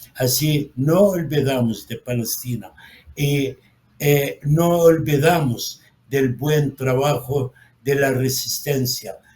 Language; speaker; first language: Spanish; non-native, fluent; Arabic